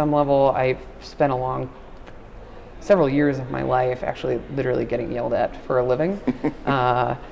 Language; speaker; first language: English; native; English